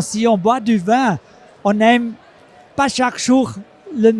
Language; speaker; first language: French; non-native, local second language; German